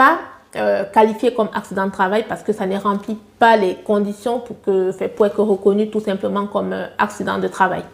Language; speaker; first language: French; native; French